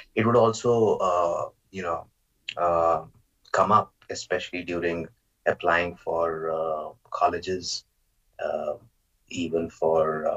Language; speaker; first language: English; non-native, local second language; Marathi